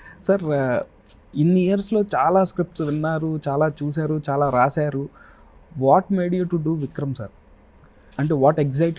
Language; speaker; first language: Telugu; native; Telugu